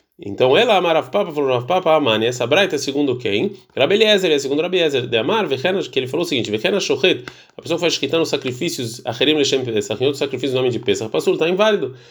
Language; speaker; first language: Portuguese; early bilingual, heritage; Portuguese